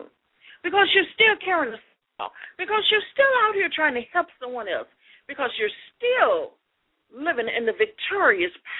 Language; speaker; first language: English; native; English